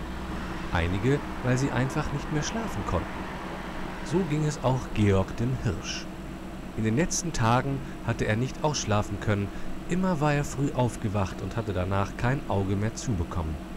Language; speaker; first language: German; native; German